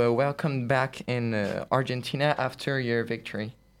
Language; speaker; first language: English; non-native, fluent; French